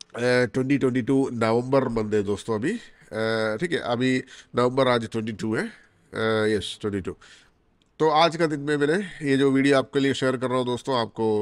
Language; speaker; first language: Hindi; non-native, local second language; Malayalam